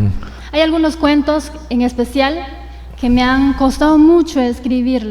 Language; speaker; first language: Spanish; native; Spanish